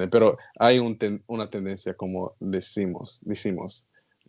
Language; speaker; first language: Spanish; non-native, learner; English